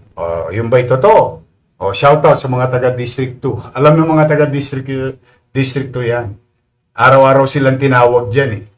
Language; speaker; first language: Filipino; native; Filipino